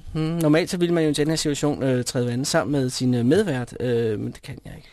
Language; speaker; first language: Danish; native; Danish